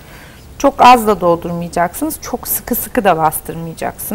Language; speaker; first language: Turkish; native; Turkish